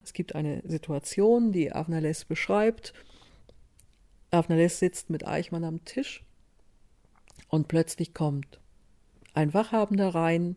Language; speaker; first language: German; native; German